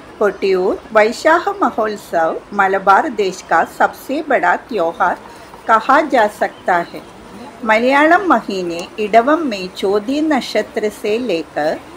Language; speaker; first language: Hindi; non-native, local second language; Malayalam